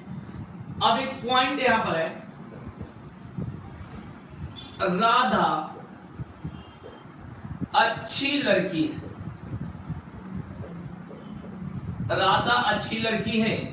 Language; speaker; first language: Hindi; native; Hindi